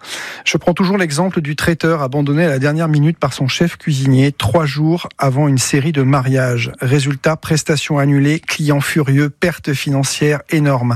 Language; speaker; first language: French; native; French